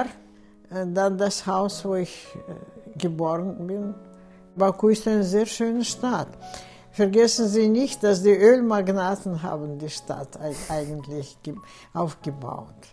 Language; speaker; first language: German; non-native, fluent; Russian